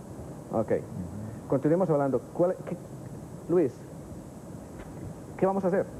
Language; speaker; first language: Spanish; native; Spanish